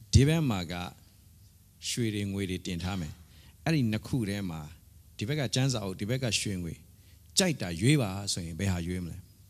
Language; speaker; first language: Burmese; non-native, local second language; Hakha Chin